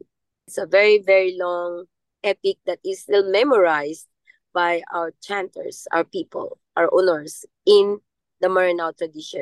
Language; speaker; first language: English; non-native, local second language; Maranao